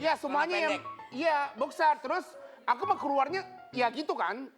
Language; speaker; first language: Indonesian; non-native, fluent; Japanese